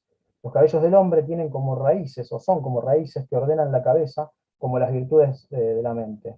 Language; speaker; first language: Spanish; native; Spanish